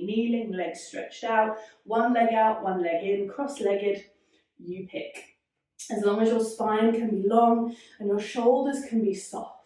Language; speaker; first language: English; native; English